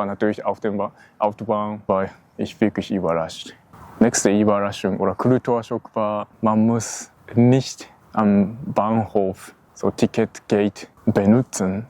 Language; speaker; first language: German; non-native, learner; Japanese